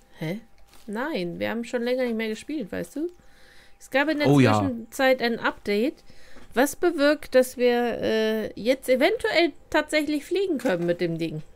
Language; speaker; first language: German; native; German